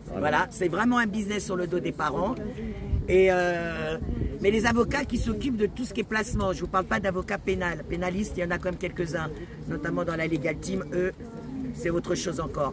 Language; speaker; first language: French; native; French